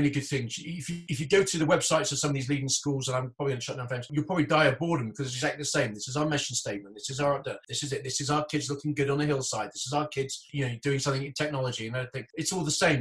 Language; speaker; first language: English; native; English